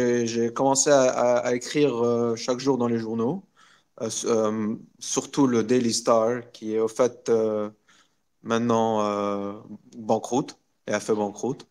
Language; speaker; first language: French; non-native, local second language; Arabic